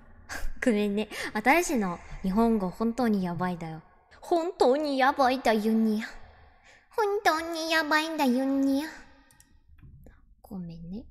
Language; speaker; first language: Japanese; non-native, learner; Russian